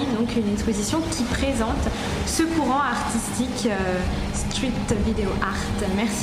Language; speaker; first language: French; native; French